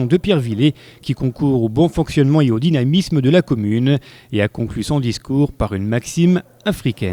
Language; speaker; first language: French; native; French